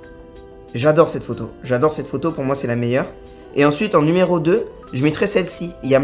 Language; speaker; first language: French; native; French